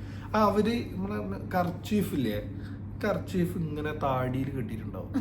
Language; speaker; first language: Malayalam; native; Malayalam